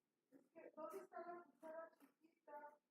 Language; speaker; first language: Spanish; native; Spanish